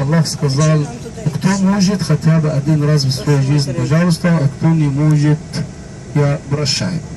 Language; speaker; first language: Russian; non-native, fluent; Arabic